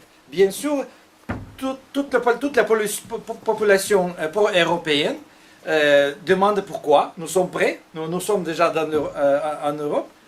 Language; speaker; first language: French; non-native, fluent; Russian